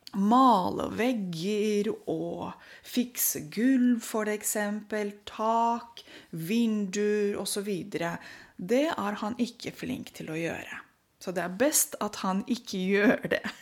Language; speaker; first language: Norwegian; non-native, fluent; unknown